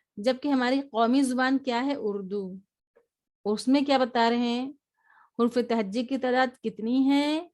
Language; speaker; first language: Urdu; native; Urdu